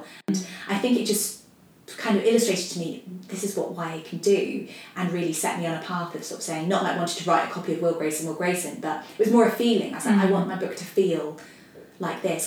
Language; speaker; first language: English; native; English